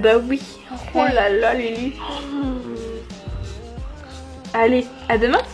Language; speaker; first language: French; native; French